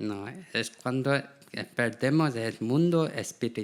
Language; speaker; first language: Spanish; non-native, learner; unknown